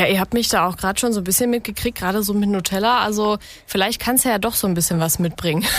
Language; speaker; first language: German; native; German